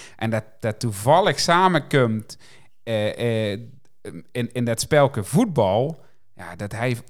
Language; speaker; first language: Dutch; native; Dutch